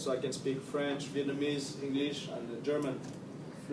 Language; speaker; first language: English; non-native, fluent; French